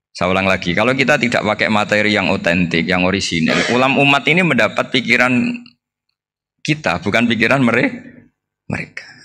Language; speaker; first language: Indonesian; non-native, local second language; Javanese